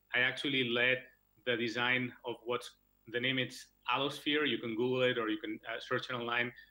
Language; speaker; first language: English; non-native, fluent; Catalan